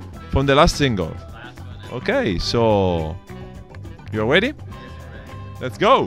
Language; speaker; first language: English; non-native, learner; Italian